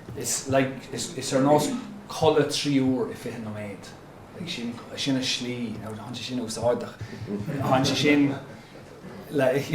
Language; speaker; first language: Irish; non-native, local second language; English